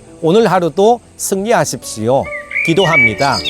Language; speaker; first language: Korean; native; Korean